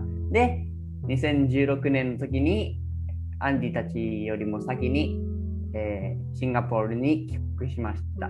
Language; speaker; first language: Japanese; early bilingual, other home language; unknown